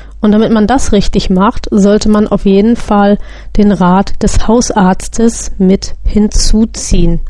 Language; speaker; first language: German; native; German